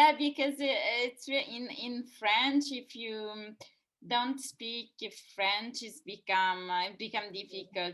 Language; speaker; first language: English; non-native, fluent; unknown